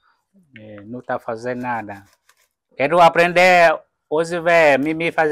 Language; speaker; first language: Portuguese; non-native, learner; Vietnamese